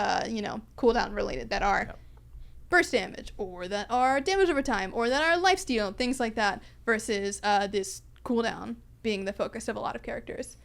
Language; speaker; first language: English; native; English